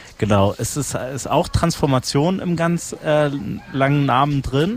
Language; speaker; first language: German; native; German